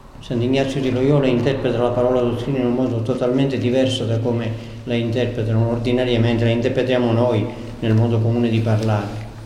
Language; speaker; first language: Italian; native; Italian